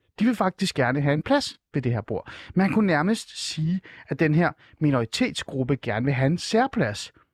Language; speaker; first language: Danish; early bilingual, other home language; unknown